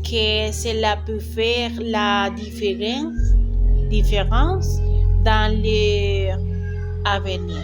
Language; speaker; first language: French; non-native, learner; Spanish